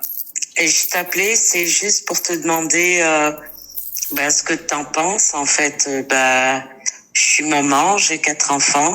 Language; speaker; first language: French; native; French